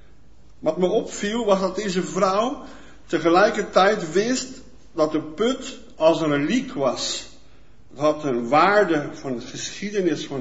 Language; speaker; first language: Dutch; non-native, fluent; Portuguese